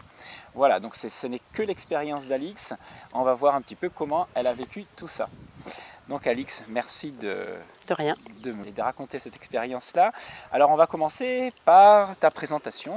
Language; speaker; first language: French; native; French